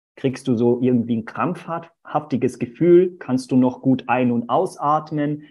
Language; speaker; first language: German; early bilingual, other home language; Portuguese